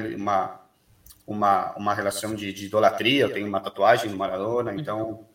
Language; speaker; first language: Portuguese; native; Portuguese